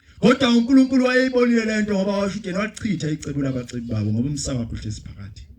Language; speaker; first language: Zulu; native; Zulu